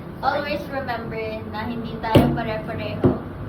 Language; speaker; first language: Filipino; native; Filipino